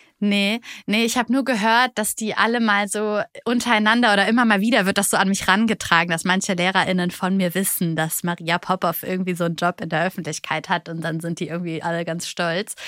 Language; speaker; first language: German; early bilingual, other home language; Bulgarian